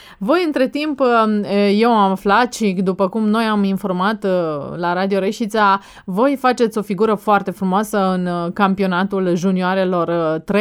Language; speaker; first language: Romanian; native; Romanian